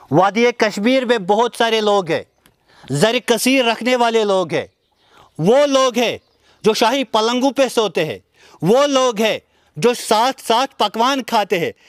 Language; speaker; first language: Hindi; non-native, local second language; Kashmiri